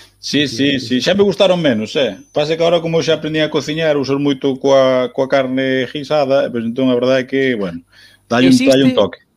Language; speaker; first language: Galician; native; Galician